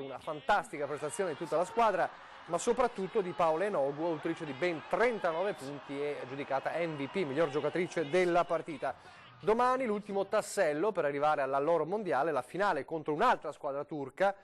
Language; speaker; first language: Italian; native; Italian